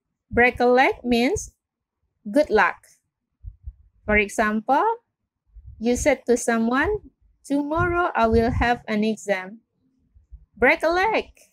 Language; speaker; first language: English; non-native, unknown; Indonesian